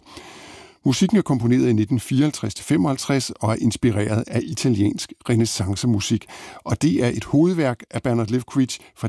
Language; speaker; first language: Danish; native; Danish